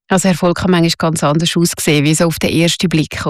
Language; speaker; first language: German; native; German